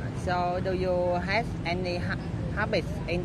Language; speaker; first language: English; non-native, learner; Vietnamese